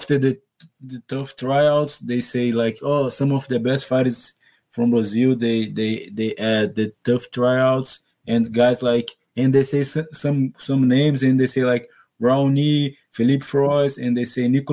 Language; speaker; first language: English; non-native, learner; Portuguese